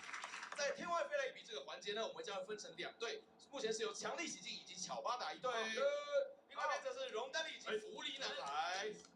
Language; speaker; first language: Chinese; native; Chinese